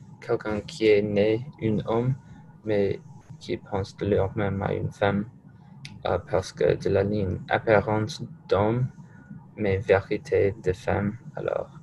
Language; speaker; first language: French; non-native, learner; English